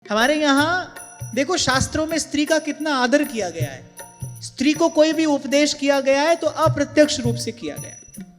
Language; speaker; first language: Hindi; native; Hindi